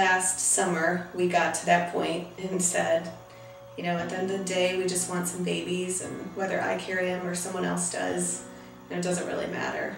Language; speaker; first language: English; native; English